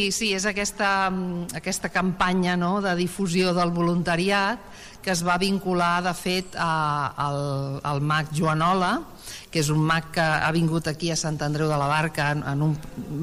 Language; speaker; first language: Catalan; native; Catalan